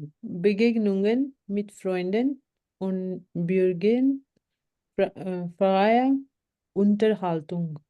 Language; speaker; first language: German; non-native, learner; Urdu